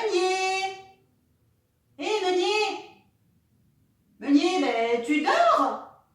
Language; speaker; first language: French; native; French